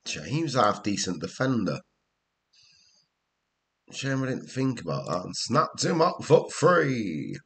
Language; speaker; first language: English; native; English